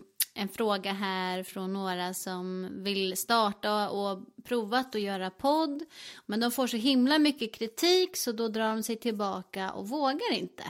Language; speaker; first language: Swedish; native; Swedish